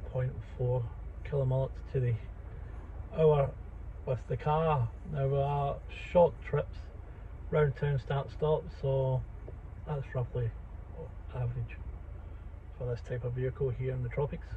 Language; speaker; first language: English; native; English